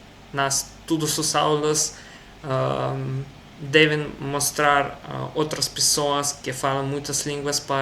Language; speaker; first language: Portuguese; non-native, learner; Russian